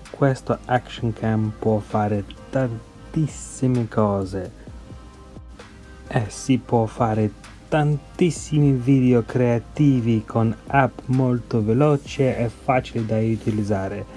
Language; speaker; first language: Italian; non-native, learner; English